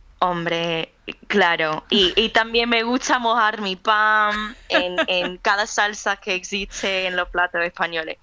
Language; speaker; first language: Spanish; non-native, fluent; English